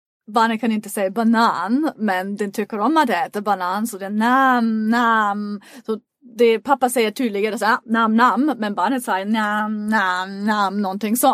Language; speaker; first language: Swedish; non-native, fluent; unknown